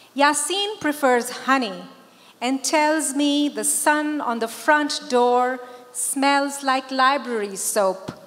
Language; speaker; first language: English; non-native, local second language; Urdu